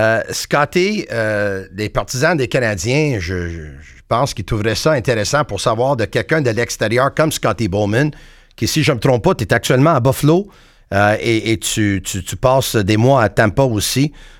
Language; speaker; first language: French; native; French